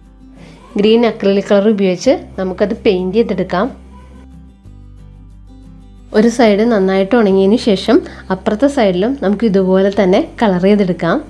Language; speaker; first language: Malayalam; native; Malayalam